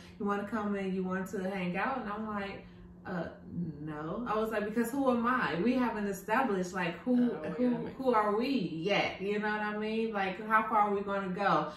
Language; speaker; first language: English; native; English